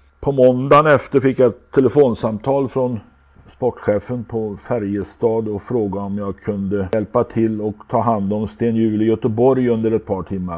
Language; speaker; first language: Swedish; native; Swedish